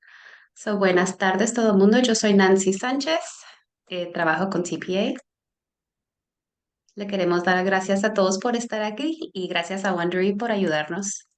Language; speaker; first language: Spanish; early bilingual, heritage; Spanish